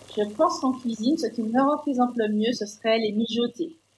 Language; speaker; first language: French; native; French